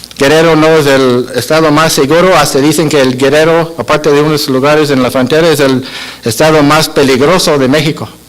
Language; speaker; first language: Spanish; non-native, fluent; English